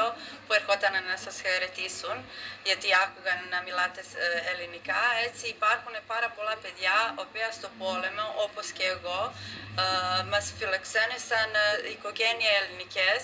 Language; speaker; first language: Greek; non-native, fluent; Serbian